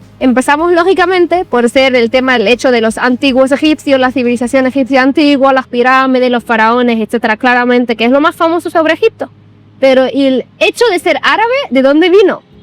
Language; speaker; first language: Spanish; non-native, fluent; Arabic